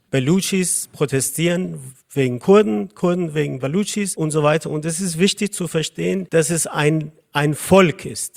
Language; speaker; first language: German; non-native, fluent; Persian